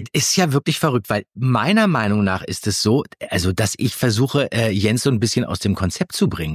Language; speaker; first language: German; native; German